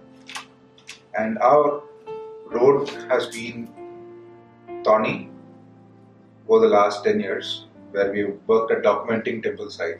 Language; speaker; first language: English; non-native, local second language; Tamil